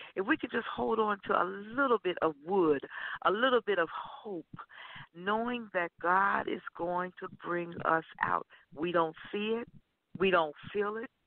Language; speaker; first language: English; native; English